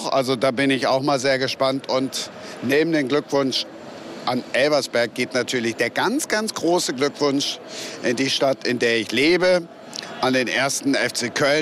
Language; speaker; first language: German; native; German